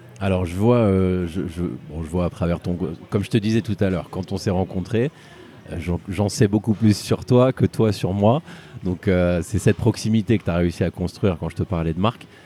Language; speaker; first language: French; native; French